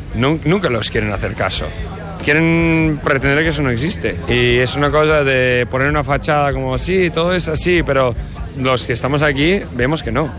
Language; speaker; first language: Spanish; non-native, fluent; English